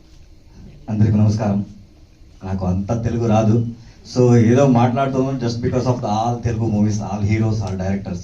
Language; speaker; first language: Telugu; non-native, learner; Kannada